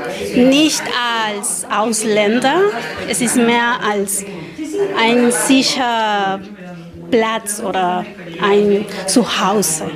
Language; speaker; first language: German; non-native, fluent; Spanish